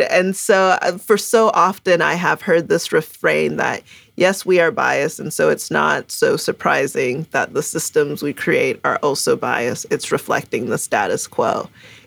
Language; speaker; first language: English; early bilingual, other home language; Akan